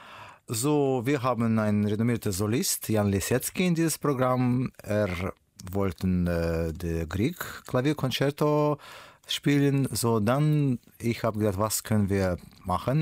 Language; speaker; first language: German; non-native, learner; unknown